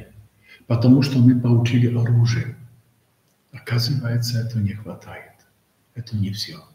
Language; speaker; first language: Russian; non-native, fluent; Polish